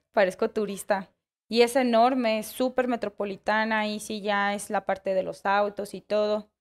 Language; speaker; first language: Spanish; native; Spanish